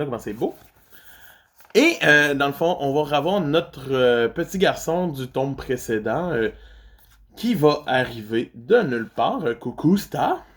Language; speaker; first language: French; native; French